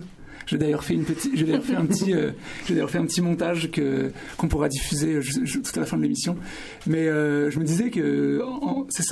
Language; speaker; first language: French; native; French